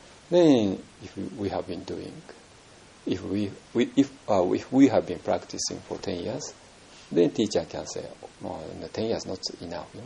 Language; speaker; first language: English; non-native, fluent; Japanese